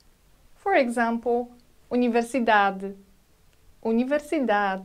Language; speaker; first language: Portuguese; non-native, fluent; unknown